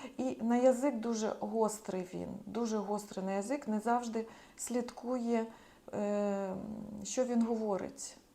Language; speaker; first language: Ukrainian; non-native, local second language; Russian